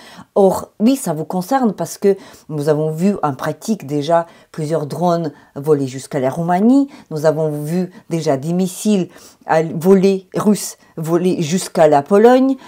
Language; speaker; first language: French; non-native, fluent; Ukrainian